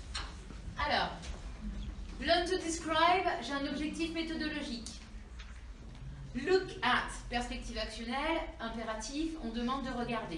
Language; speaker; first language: French; native; French